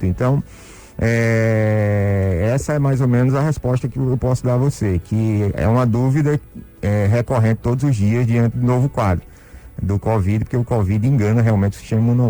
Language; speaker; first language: Portuguese; native; Portuguese